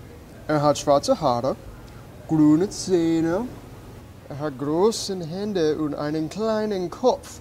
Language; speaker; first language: German; non-native, learner; English